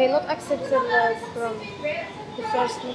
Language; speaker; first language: English; non-native, learner; Arabic